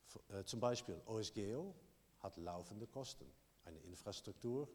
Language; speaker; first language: German; non-native, learner; Dutch